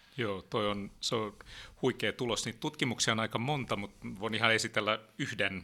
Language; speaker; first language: Finnish; early bilingual, heritage; Finnish